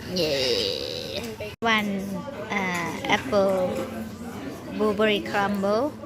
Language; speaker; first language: English; non-native, learner; Thai